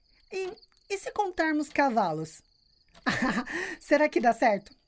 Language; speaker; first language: Portuguese; native; Portuguese